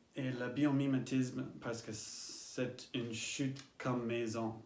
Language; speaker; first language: French; non-native, learner; English